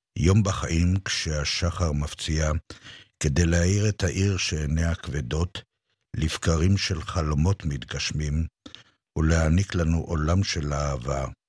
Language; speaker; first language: Hebrew; native; Hebrew